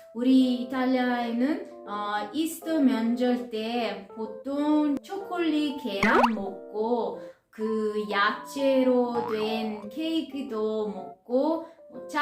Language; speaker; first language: Korean; non-native, fluent; Italian